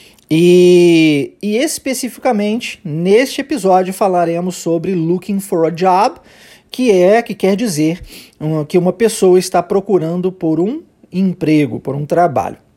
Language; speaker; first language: Portuguese; native; Portuguese